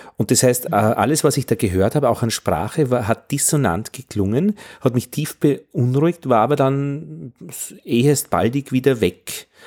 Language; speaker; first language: German; native; German